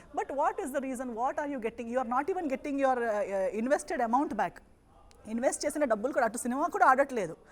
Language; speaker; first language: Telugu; non-native, fluent; Konkani